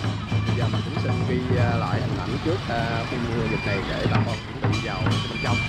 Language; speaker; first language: Vietnamese; native; Vietnamese